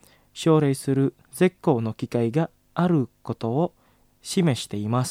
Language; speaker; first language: Japanese; non-native, fluent; Indonesian